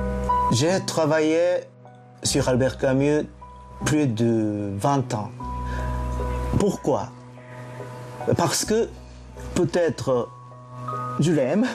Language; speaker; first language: French; non-native, fluent; Japanese